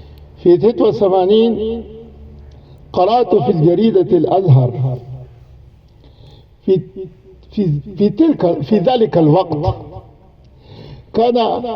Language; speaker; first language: Arabic; non-native, fluent; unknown